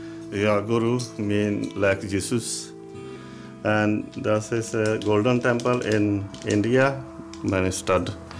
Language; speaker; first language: English; non-native, local second language; Punjabi